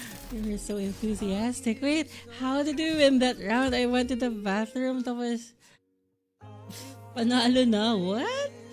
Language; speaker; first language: English; non-native, local second language; Filipino